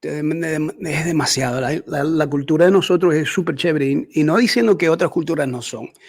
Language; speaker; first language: Spanish; early bilingual, heritage; Spanish